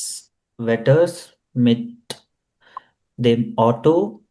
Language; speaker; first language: German; non-native, learner; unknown